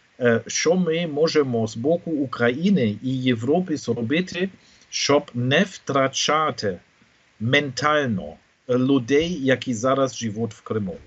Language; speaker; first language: Ukrainian; non-native, fluent; German